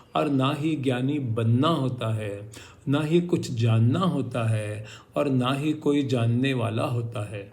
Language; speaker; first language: Hindi; non-native, local second language; Marathi